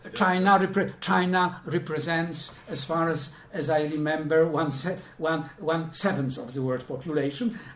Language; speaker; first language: English; non-native, fluent; Polish